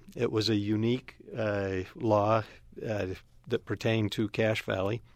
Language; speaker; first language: English; native; English